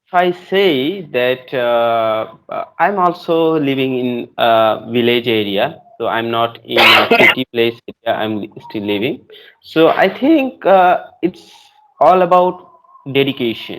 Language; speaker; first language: English; non-native, learner; Bangla